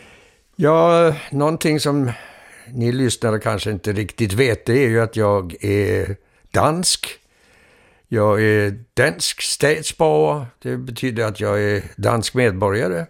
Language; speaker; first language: Swedish; early bilingual, heritage; Swedish